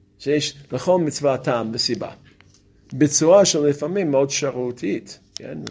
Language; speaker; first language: Hebrew; non-native, fluent; English